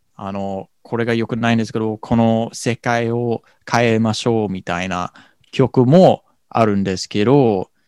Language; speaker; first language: Japanese; non-native, fluent; English